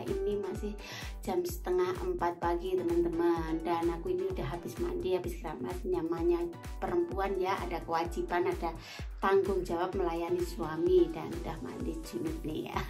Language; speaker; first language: Indonesian; non-native, local second language; Javanese